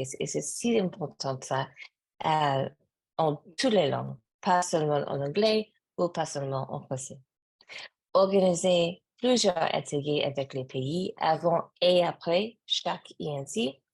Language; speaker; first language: French; non-native, learner; English